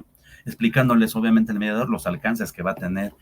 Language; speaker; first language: Spanish; native; Spanish